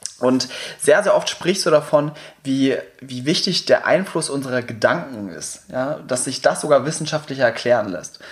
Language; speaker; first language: German; native; German